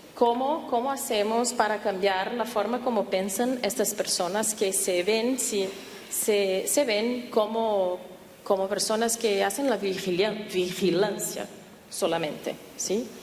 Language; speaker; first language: Spanish; non-native, fluent; Portuguese